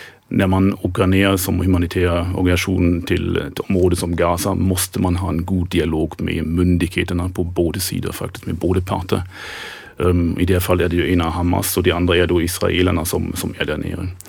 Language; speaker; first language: Swedish; non-native, fluent; German